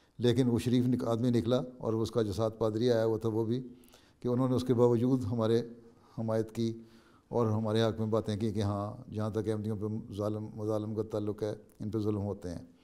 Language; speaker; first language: Urdu; native; Urdu